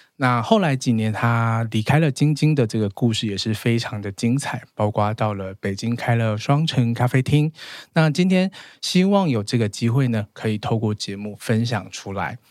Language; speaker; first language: Chinese; native; Chinese